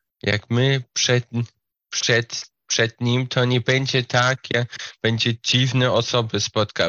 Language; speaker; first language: Polish; non-native, fluent; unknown